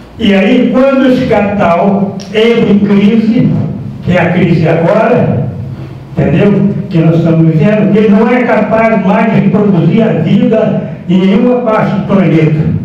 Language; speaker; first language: Portuguese; native; Portuguese